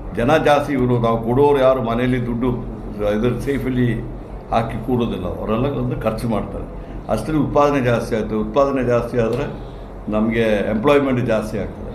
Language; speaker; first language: Kannada; non-native, local second language; Malayalam